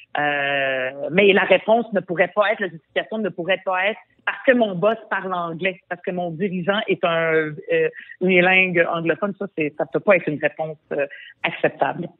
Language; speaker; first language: French; early bilingual, other home language; Arabic